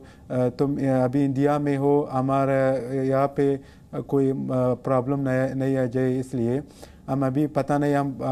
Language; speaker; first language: Hindi; non-native, learner; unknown